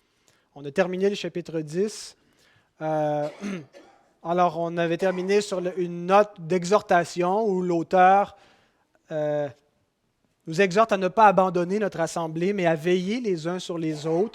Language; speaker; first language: French; native; French